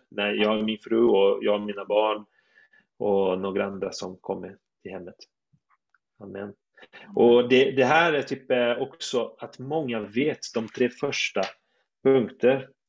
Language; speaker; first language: Swedish; non-native, fluent; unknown